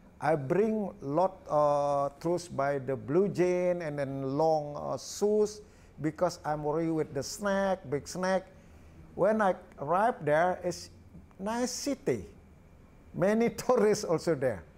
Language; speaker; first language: English; non-native, learner; Balinese